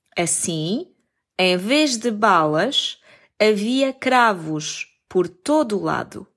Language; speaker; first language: Portuguese; native; Portuguese